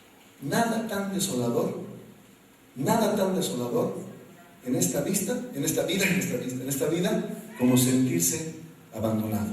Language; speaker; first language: Spanish; native; Spanish